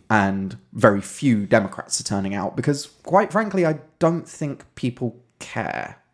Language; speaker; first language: English; native; English